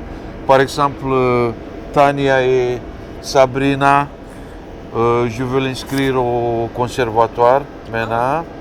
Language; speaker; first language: French; non-native, fluent; Romanian